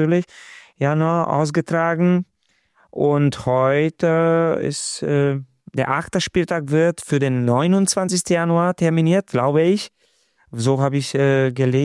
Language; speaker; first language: German; non-native, learner; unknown